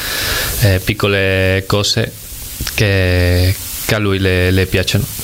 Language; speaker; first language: Italian; non-native, fluent; Spanish